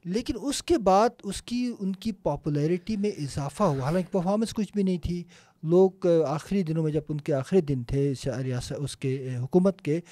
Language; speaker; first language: Urdu; non-native, local second language; Punjabi